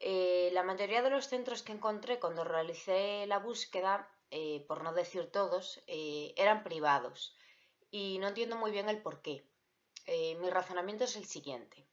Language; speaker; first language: Spanish; native; Spanish